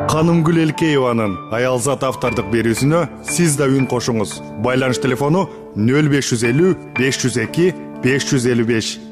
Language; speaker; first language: Kyrgyz; native; Kyrgyz